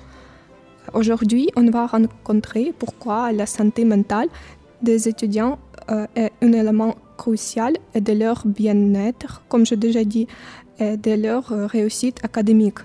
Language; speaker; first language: French; non-native, fluent; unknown